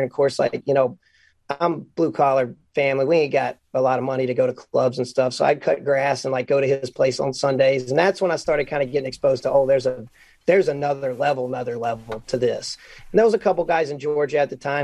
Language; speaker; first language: English; native; English